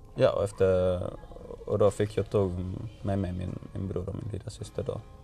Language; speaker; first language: Swedish; non-native, learner; Spanish